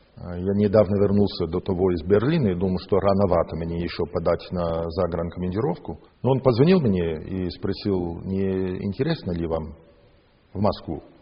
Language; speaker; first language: Russian; non-native, fluent; English